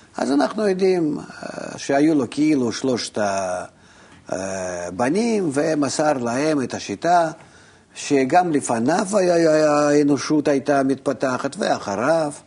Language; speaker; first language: Hebrew; non-native, fluent; Russian